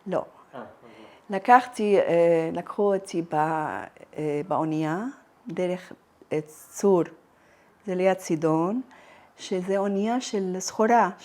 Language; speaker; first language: Hebrew; non-native, fluent; Arabic